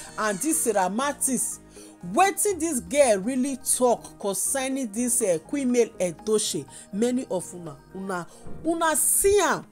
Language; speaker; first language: Nigerian Pidgin; native; Nigerian Pidgin